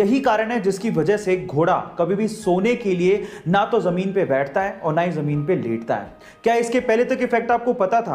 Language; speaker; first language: Hindi; native; Hindi